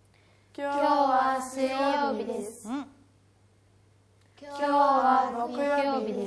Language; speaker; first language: Japanese; non-native, learner; Mongolian